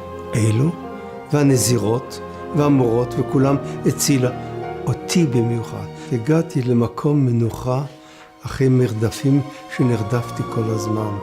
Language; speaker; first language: Hebrew; non-native, fluent; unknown